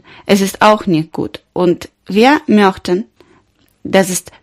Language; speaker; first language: German; non-native, learner; Ukrainian